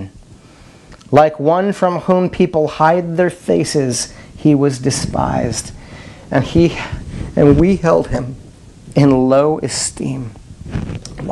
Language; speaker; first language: English; native; English